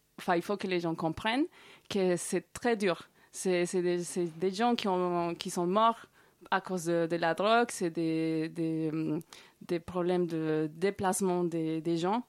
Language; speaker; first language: French; non-native, fluent; Spanish